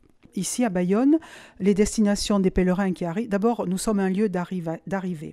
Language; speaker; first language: French; native; French